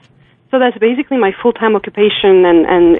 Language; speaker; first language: English; non-native, fluent; French